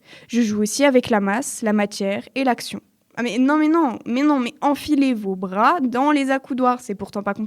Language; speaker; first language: French; native; French